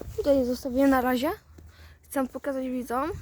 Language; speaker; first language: Polish; native; Polish